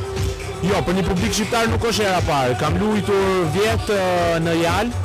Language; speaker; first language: Albanian; early bilingual, heritage; Albanian